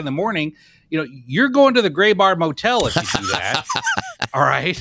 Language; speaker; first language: English; native; English